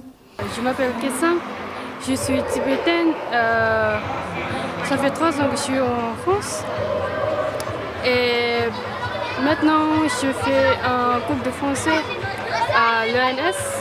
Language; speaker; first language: French; non-native, learner; Tibetan